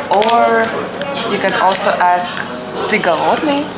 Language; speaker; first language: English; non-native, fluent; Russian